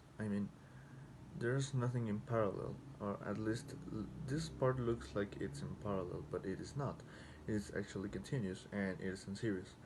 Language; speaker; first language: English; non-native, fluent; Spanish